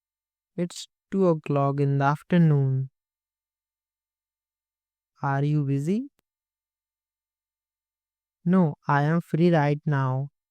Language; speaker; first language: English; non-native, local second language; Hindi